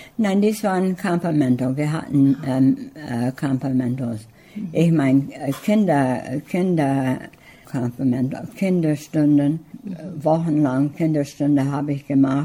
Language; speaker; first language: German; early bilingual, heritage; English